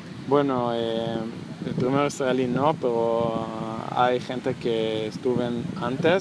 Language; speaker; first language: Spanish; non-native, learner; Hebrew